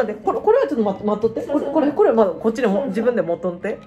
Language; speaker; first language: Japanese; native; Japanese